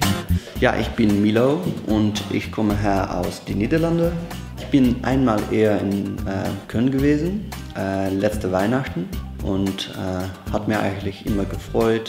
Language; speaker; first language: German; non-native, learner; Dutch